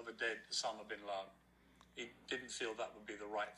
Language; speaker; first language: English; native; English